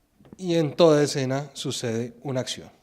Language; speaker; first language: Spanish; native; Spanish